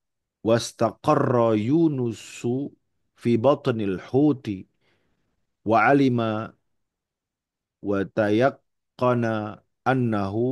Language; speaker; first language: Arabic; non-native, learner; Indonesian